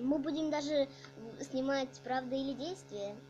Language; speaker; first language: Russian; native; Russian